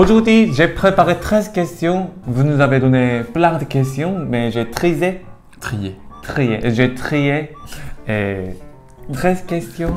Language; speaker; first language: French; non-native, learner; Korean